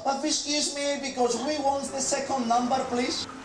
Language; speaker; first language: English; non-native, learner; Spanish